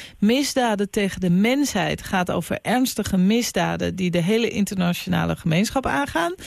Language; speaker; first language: Dutch; native; Dutch